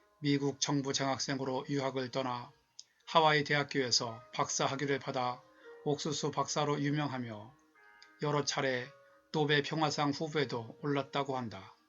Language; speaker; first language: Korean; native; Korean